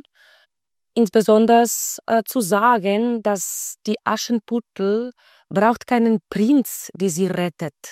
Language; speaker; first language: German; non-native, fluent; Spanish